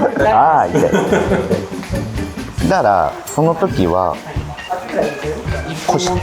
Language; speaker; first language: Japanese; native; Japanese